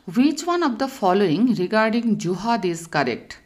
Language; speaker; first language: English; non-native, local second language; Bangla